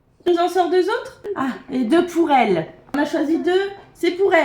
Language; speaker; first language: French; native; French